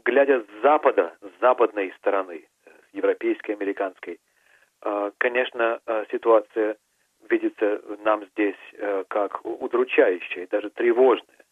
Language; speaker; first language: Russian; native; Russian